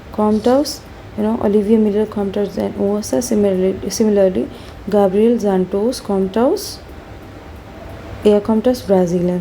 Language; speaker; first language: German; non-native, learner; Hindi